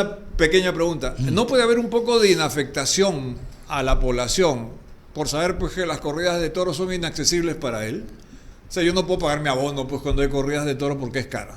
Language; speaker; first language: Spanish; native; Spanish